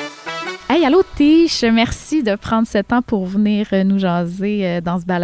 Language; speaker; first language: French; native; French